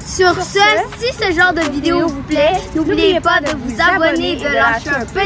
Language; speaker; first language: French; native; French